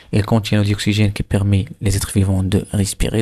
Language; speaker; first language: French; non-native, local second language; Arabic